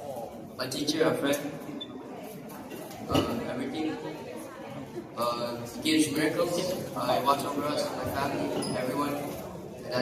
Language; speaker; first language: English; non-native, learner; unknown